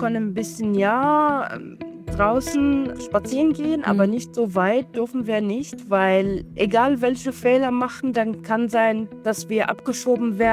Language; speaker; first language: German; non-native, learner; Arabic